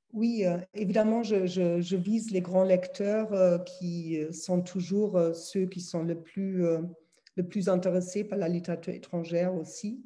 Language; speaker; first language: French; non-native, fluent; German